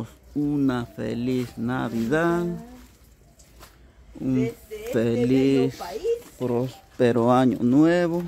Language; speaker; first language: Spanish; native; Spanish